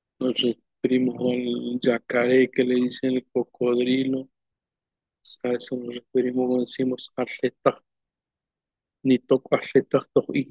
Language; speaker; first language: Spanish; non-native, local second language; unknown